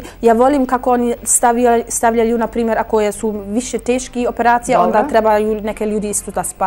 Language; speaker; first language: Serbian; early bilingual, heritage; German